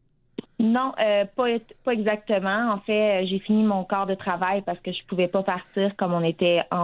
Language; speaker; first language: French; native; French